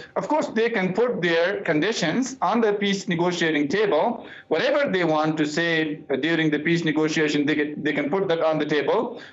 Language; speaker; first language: English; non-native, fluent; Persian